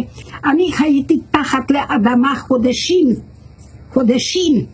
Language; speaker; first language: Hebrew; non-native, learner; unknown